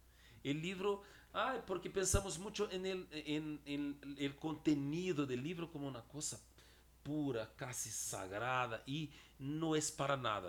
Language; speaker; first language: Spanish; non-native, fluent; Portuguese